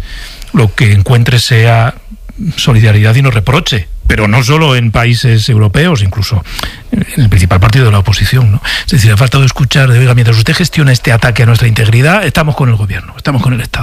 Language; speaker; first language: Spanish; native; Spanish